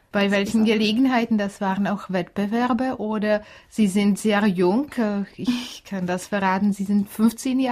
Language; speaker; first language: German; non-native, fluent; Czech